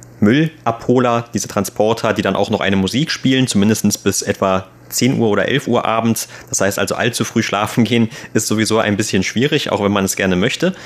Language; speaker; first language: German; native; German